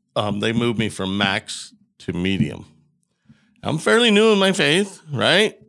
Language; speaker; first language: English; native; English